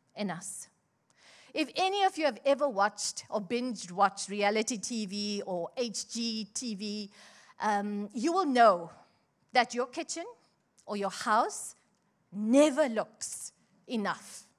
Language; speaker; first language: English; native; English